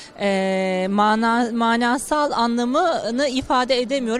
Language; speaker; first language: Turkish; native; Turkish